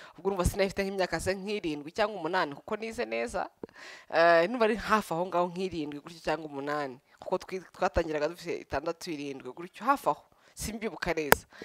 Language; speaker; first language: Kinyarwanda; early bilingual, heritage; Kinyarwanda